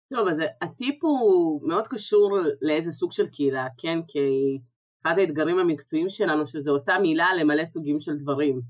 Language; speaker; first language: Hebrew; early bilingual, other home language; Russian